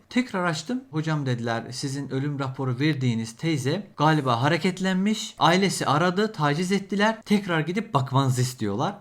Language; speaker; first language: Turkish; native; Turkish